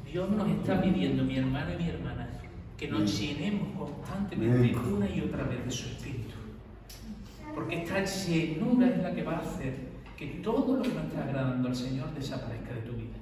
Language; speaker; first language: Spanish; native; Spanish